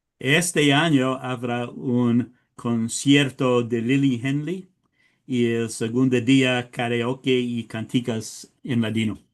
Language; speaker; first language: Spanish; early bilingual, heritage; English